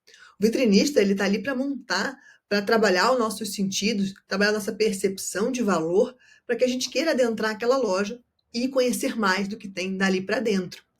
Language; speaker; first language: Portuguese; native; Portuguese